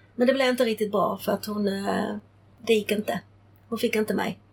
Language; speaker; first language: Swedish; early bilingual, other home language; Czech